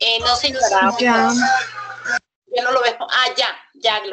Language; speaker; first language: Spanish; native; Spanish